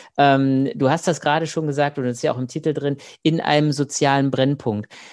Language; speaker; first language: German; native; German